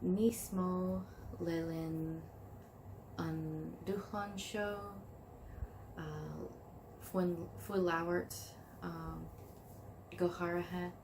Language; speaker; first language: Irish; non-native, learner; English